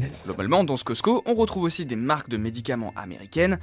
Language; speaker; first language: French; native; French